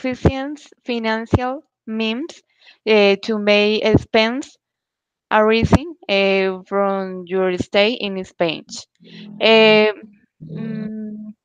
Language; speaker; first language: English; non-native, learner; Spanish